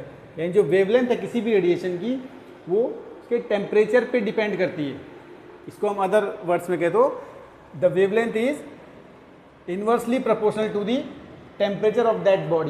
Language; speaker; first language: Hindi; native; Hindi